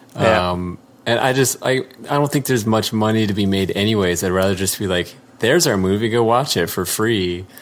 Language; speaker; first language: English; native; English